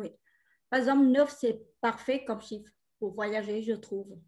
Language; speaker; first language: French; non-native, fluent; Vietnamese